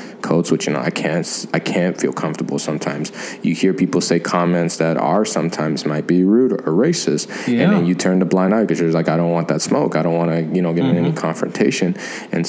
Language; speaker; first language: English; native; English